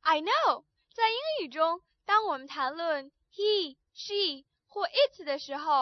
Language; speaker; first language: Chinese; native; Chinese